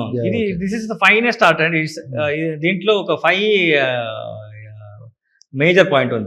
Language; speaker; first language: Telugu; non-native, learner; Kannada